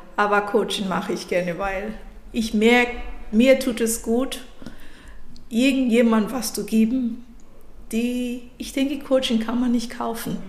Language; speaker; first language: German; non-native, fluent; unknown